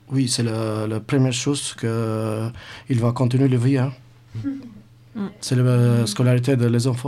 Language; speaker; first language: French; non-native, learner; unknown